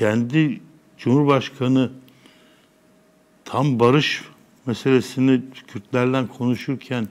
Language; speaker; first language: Turkish; native; Turkish